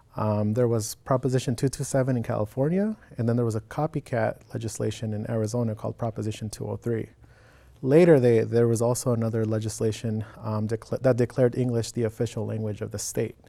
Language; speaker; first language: English; native; English